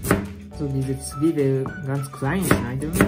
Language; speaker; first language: German; non-native, learner; Japanese